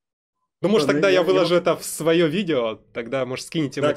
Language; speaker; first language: Russian; native; Russian